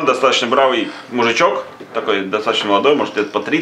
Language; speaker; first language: Russian; native; Russian